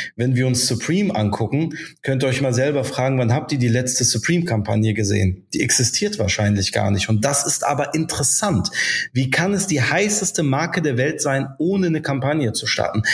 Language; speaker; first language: German; early bilingual, other home language; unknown